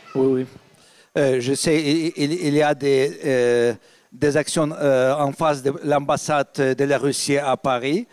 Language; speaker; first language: French; non-native, fluent; Russian